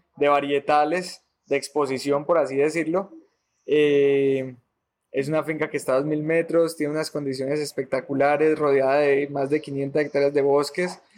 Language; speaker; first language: Spanish; native; Spanish